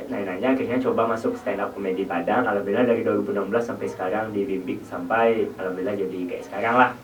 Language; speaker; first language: Indonesian; non-native, local second language; Minangkabau